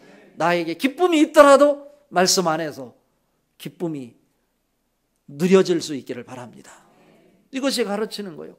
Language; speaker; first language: Korean; native; Korean